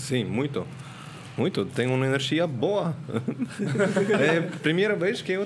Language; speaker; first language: Portuguese; non-native, learner; Swiss German